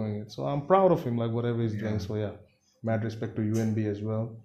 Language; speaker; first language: English; non-native, local second language; Bangla